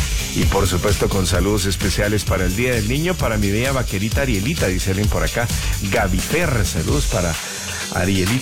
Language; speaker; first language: Spanish; native; Spanish